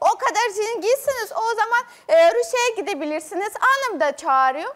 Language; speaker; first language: Turkish; non-native, learner; Russian